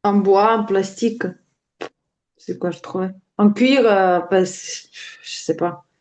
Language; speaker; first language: French; non-native, learner; Ukrainian